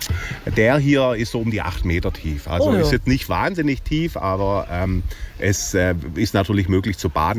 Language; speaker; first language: German; native; German